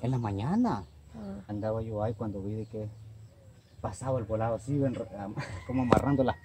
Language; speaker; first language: Spanish; native; Spanish